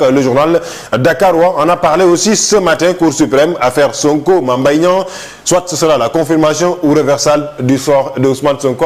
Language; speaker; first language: French; non-native, local second language; Wolof